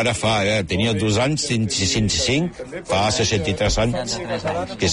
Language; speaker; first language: Catalan; early bilingual, heritage; French